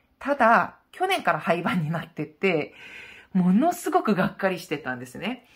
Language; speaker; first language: Japanese; non-native, fluent; Korean